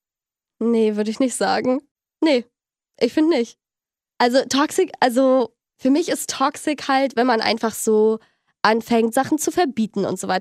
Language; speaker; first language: German; native; German